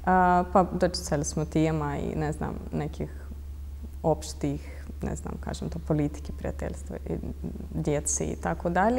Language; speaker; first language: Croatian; non-native, fluent; Russian